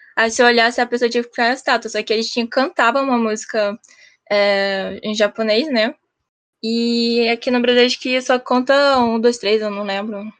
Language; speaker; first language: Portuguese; early bilingual, heritage; Japanese